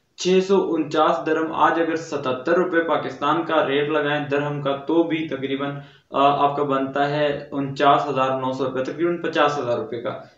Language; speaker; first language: Urdu; non-native, local second language; Punjabi